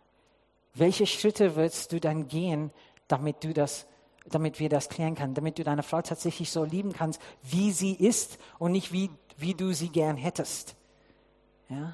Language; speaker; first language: German; non-native, fluent; English